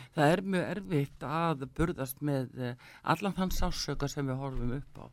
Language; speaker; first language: Icelandic; early bilingual, heritage; Icelandic